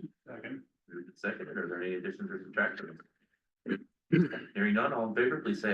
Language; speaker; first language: English; native; English